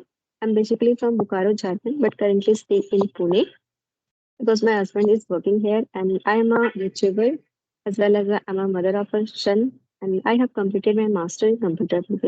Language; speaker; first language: English; non-native, learner; Hindi